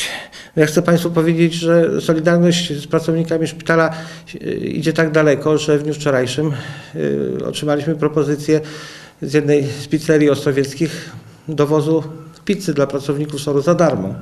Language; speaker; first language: Polish; native; Polish